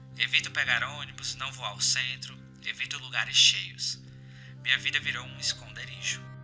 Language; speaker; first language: Portuguese; native; Portuguese